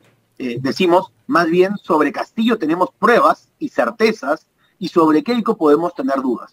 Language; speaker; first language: Spanish; native; Spanish